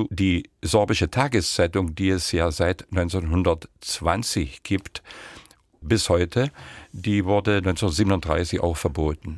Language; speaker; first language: German; non-native, local second language; Upper Sorbian